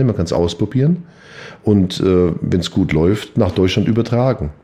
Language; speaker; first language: German; native; German